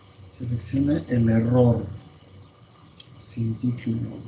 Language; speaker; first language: Spanish; native; Spanish